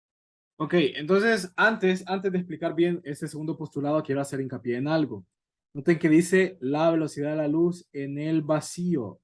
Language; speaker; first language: Spanish; native; Spanish